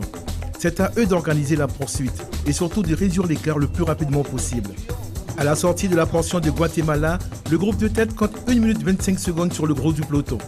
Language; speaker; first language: French; native; French